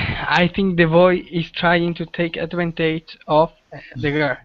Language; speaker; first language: English; non-native, learner; Spanish